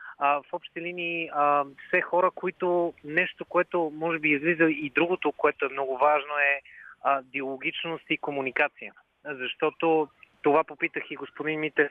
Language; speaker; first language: Bulgarian; native; Bulgarian